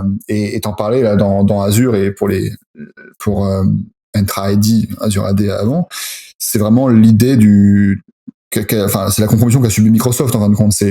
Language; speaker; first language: French; native; French